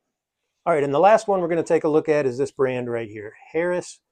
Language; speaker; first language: English; native; English